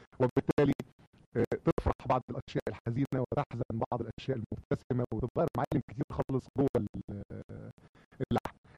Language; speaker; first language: Egyptian Arabic; native; Egyptian Arabic